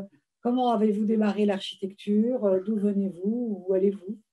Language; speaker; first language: French; native; French